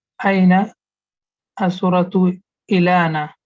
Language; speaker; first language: Arabic; non-native, learner; English